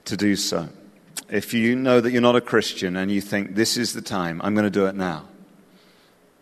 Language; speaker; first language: English; native; English